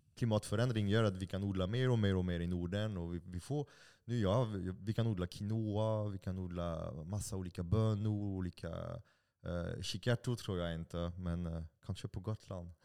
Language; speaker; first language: Swedish; non-native, fluent; French